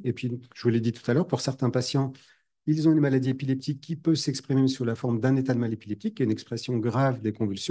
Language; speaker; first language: French; native; French